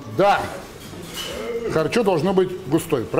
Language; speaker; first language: Russian; native; Russian